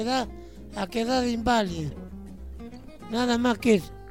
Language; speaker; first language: Spanish; native; Spanish